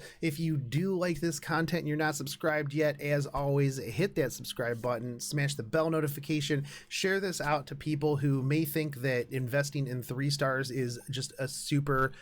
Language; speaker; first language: English; native; English